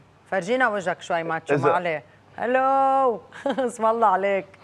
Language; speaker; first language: Arabic; native; Arabic